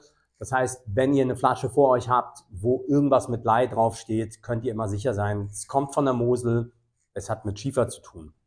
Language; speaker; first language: German; native; German